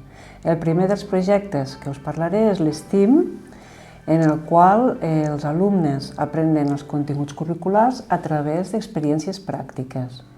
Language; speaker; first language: Catalan; native; Catalan